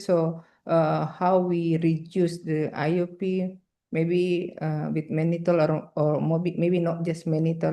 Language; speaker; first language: English; non-native, fluent; Indonesian